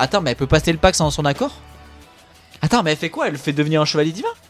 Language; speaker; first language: French; native; French